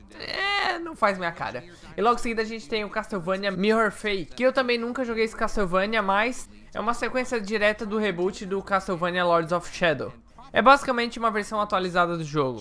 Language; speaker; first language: Portuguese; native; Portuguese